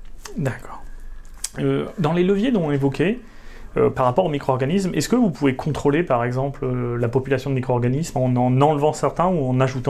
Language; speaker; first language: French; native; French